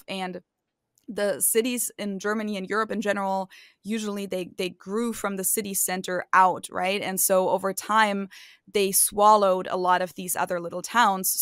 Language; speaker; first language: English; non-native, fluent; German